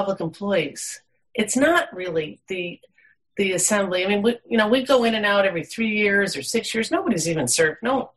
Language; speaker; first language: English; native; English